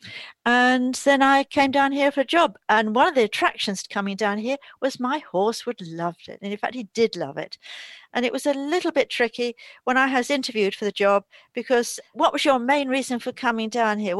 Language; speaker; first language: English; native; English